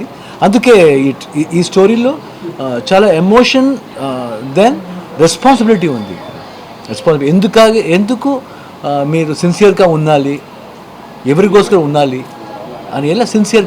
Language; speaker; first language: Telugu; non-native, learner; Kannada